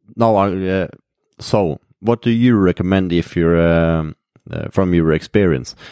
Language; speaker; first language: English; non-native, fluent; Norwegian